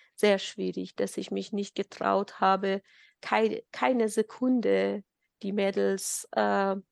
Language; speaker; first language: German; non-native, fluent; Persian